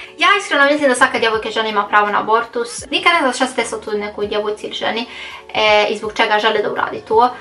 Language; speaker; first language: Bosnian; early bilingual, heritage; Bosnian